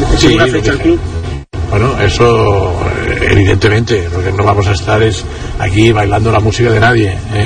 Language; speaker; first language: Spanish; non-native, local second language; Catalan